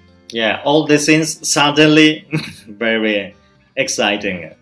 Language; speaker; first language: English; non-native, fluent; Italian